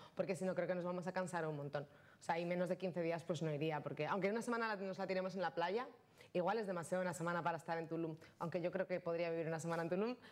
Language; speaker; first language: Spanish; native; Spanish